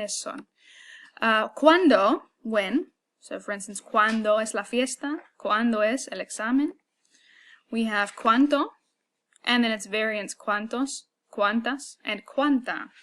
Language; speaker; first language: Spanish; non-native, fluent; English